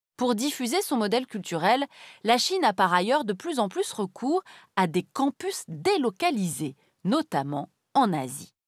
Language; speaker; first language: French; native; French